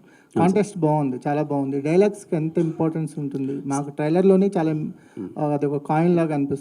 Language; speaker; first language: Telugu; native; Telugu